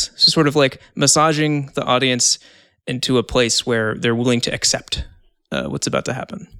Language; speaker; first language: English; native; English